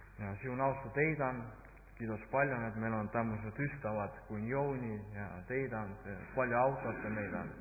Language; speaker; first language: Finnish; non-native, local second language; Estonian